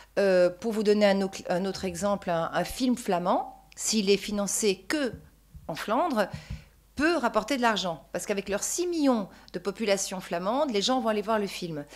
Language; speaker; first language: French; native; French